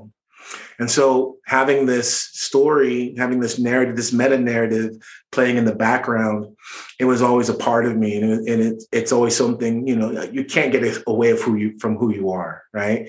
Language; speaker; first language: English; native; English